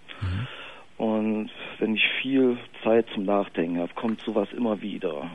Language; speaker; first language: German; native; German